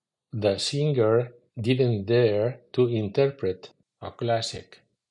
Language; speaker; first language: English; non-native, fluent; Spanish